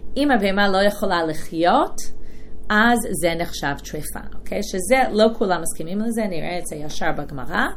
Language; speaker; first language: Hebrew; non-native, fluent; English